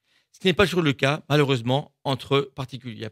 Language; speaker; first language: French; native; French